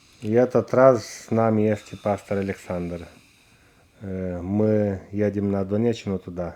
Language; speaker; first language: Russian; non-native, local second language; Romanian